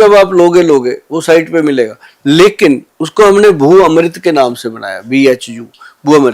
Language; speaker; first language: Hindi; native; Hindi